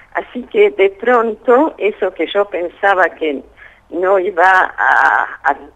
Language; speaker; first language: Spanish; early bilingual, other home language; French